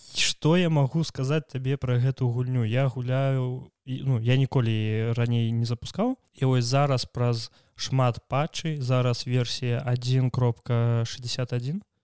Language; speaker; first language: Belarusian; non-native, local second language; Russian